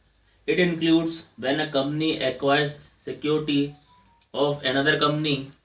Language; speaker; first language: English; non-native, local second language; Hindi